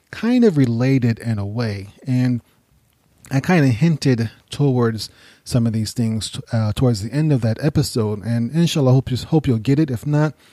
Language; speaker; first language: English; native; English